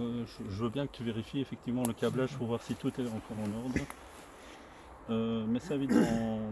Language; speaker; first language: French; native; French